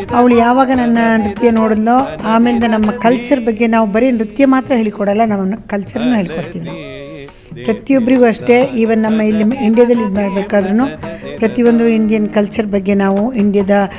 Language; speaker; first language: Kannada; native; Kannada